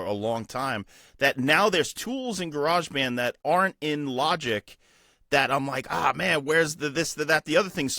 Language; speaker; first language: English; native; English